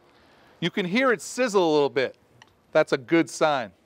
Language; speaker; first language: English; native; English